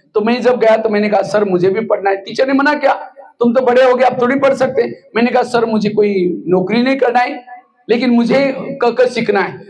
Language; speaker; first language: Hindi; non-native, local second language; Marathi